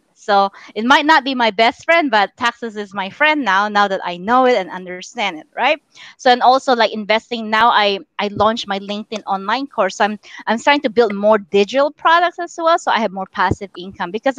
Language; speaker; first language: English; non-native, local second language; Min Nan Chinese